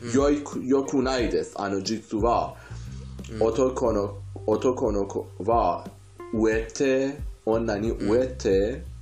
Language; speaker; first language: Japanese; non-native, learner; Persian